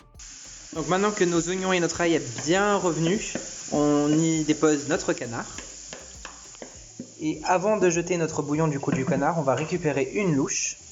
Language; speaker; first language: French; early bilingual, other home language; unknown